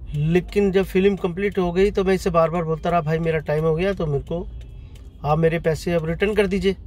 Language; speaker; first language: Hindi; native; Hindi